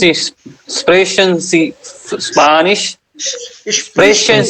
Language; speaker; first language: German; non-native, learner; Marathi